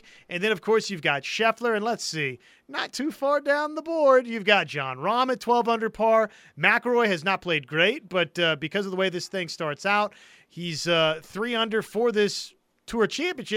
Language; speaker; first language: English; native; English